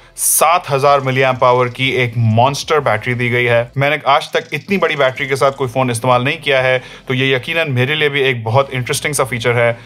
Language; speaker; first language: Urdu; native; Urdu